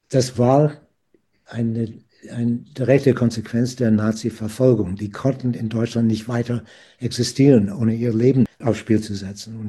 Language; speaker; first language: German; non-native, fluent; English